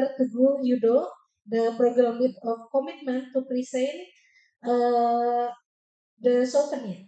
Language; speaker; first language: English; non-native, fluent; Indonesian